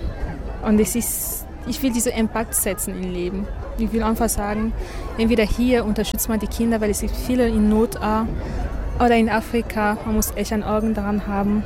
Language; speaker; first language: German; non-native, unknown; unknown